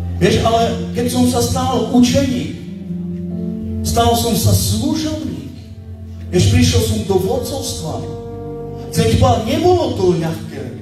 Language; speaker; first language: Slovak; non-native, local second language; Romany